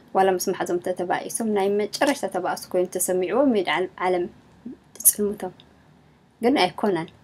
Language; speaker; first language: Tigrinya; native; Tigrinya